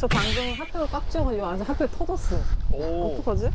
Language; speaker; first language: Korean; native; Korean